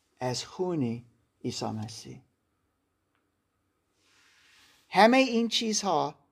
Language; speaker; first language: Persian; non-native, learner; German